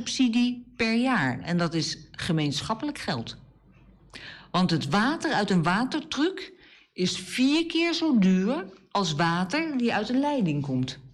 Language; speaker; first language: Dutch; native; Dutch